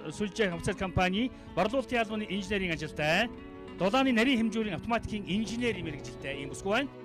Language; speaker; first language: Mongolian; native; Mongolian